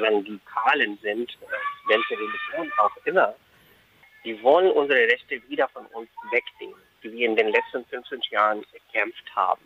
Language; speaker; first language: German; non-native, fluent; Urdu